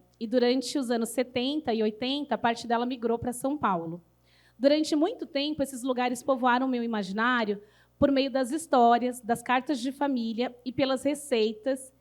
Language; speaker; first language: Portuguese; native; Portuguese